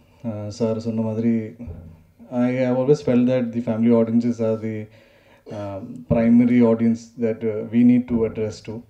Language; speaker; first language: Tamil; non-native, learner; Malayalam